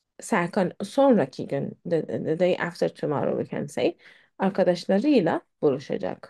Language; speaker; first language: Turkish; non-native, fluent; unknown